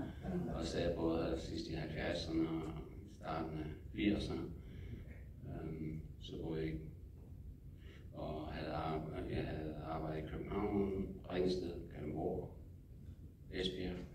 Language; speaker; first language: Danish; non-native, fluent; English